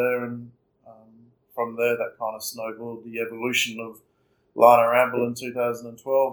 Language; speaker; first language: English; native; English